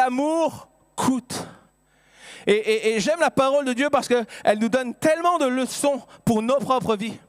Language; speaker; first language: French; native; French